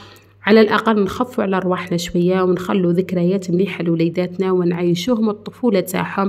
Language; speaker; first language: Arabic; native; Arabic